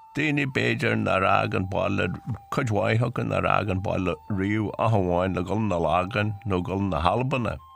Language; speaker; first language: Irish; native; Irish